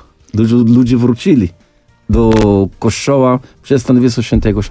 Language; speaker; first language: Polish; non-native, fluent; Arabic